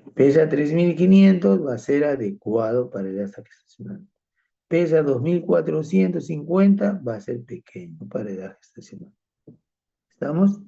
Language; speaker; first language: Spanish; native; Spanish